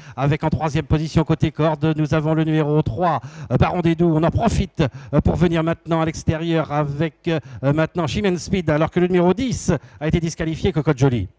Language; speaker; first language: French; native; French